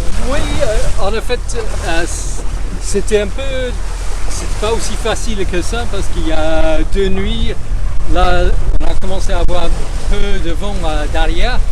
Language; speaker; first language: French; non-native, fluent; English